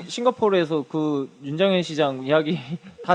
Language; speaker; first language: Korean; native; Korean